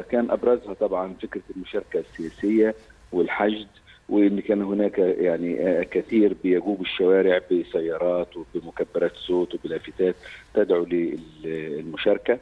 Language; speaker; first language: Arabic; native; Arabic